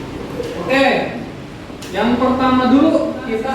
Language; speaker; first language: Indonesian; non-native, local second language; Sundanese